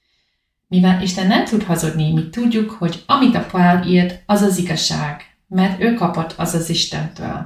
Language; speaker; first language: Hungarian; non-native, learner; English